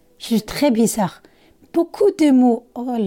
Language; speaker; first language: French; non-native, learner; Somali